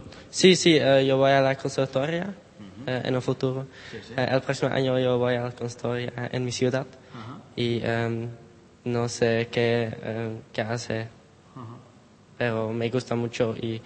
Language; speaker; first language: Spanish; non-native, learner; Dutch